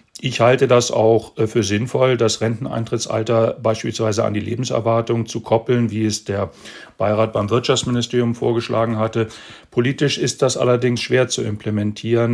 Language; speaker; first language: German; native; German